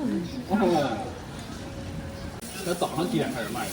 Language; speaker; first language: Chinese; native; Chinese